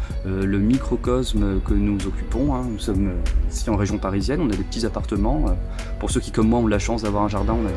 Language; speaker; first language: French; native; French